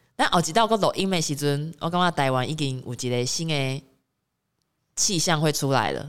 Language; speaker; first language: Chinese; native; Chinese